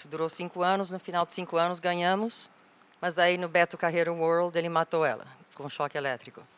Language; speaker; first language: Portuguese; non-native, fluent; English